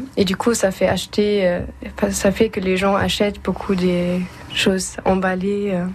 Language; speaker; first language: French; non-native, fluent; German